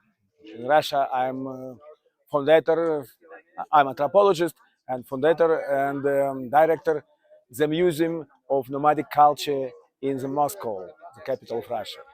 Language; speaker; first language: English; non-native, learner; Russian